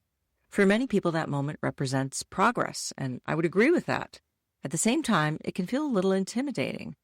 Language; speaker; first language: English; native; English